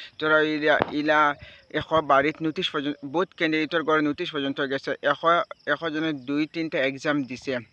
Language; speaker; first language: Bangla; native; Bangla